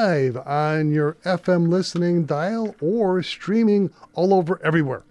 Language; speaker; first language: English; native; English